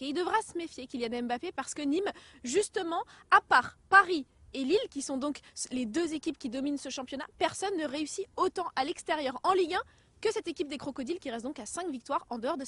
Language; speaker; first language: French; native; French